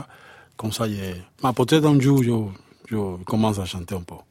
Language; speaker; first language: French; non-native, learner; Spanish